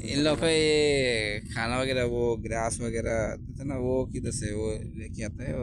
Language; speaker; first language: Hindi; non-native, local second language; Malayalam